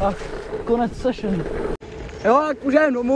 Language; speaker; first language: Czech; native; Czech